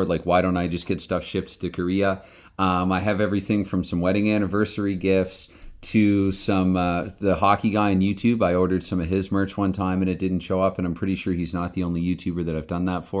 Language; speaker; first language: English; native; English